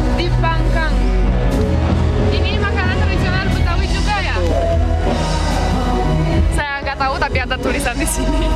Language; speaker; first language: Indonesian; non-native, learner; Romanian